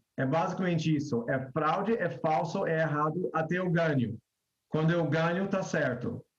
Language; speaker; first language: Portuguese; non-native, fluent; English